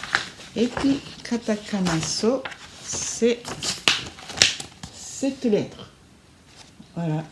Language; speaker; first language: French; non-native, learner; Japanese